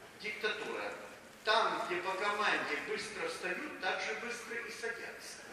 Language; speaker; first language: Russian; native; Russian